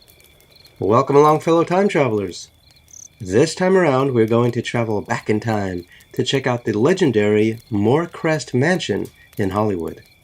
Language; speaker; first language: English; native; English